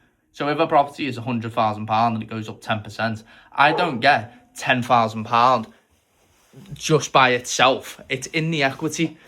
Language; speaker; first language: English; native; English